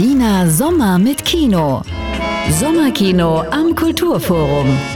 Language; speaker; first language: German; native; German